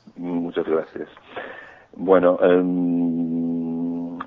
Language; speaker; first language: Spanish; non-native, fluent; Greek